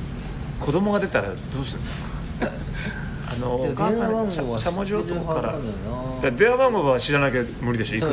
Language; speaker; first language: Japanese; native; Japanese